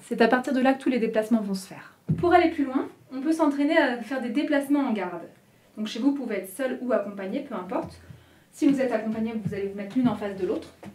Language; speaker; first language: French; native; French